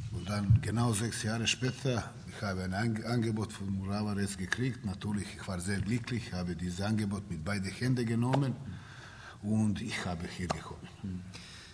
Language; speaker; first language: German; non-native, learner; Serbian